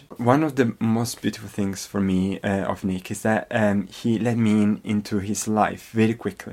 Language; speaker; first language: English; non-native, fluent; Italian